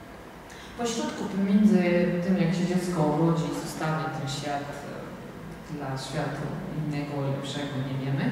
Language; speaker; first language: Polish; non-native, fluent; Georgian